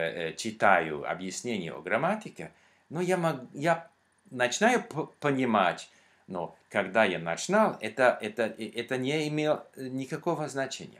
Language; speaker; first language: Russian; non-native, learner; English